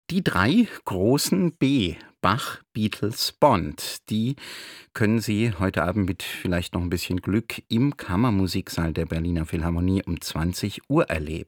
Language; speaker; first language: German; native; German